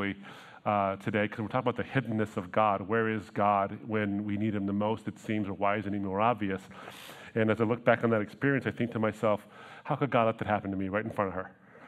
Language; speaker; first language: English; native; English